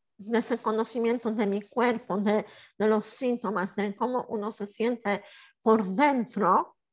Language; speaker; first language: Spanish; non-native, fluent; Polish